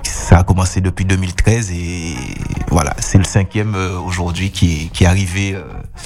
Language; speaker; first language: French; native; French